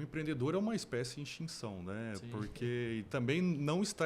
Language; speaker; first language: Portuguese; native; Portuguese